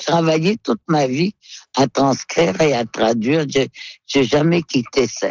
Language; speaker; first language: French; non-native, local second language; Innu-aimun